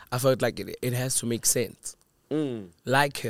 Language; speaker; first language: English; non-native, local second language; Zulu